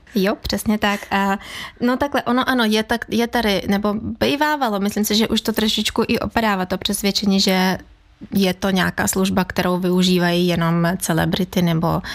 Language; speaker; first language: Czech; non-native, fluent; Ukrainian